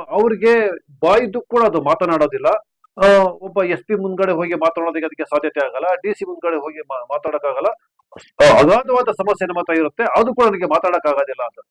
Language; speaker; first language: Kannada; native; Kannada